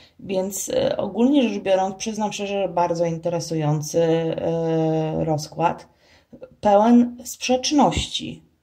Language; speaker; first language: Polish; native; Polish